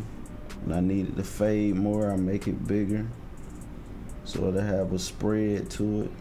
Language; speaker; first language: English; native; English